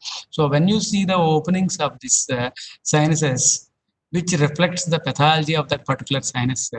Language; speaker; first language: English; non-native, local second language; Telugu